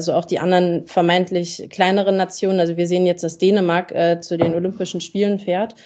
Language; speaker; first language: German; native; German